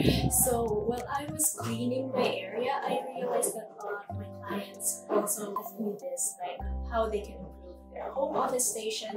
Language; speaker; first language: English; non-native, local second language; Filipino